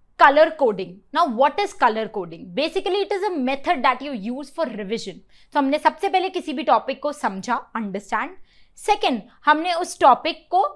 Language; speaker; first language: Hindi; native; Hindi